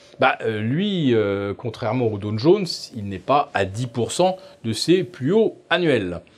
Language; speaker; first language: French; native; French